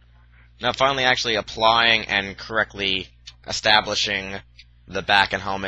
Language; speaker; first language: English; native; English